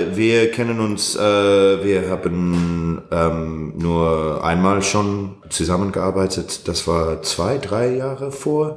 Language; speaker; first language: German; non-native, learner; English